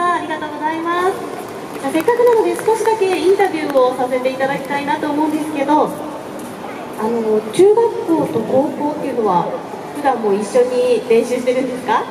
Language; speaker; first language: Japanese; native; Japanese